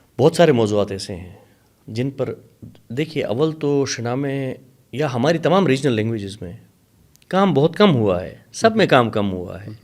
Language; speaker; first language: Urdu; non-native, local second language; Sicilian